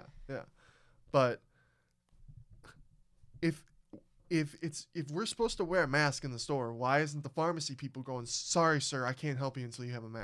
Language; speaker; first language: English; native; English